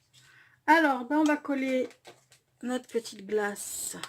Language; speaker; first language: French; native; French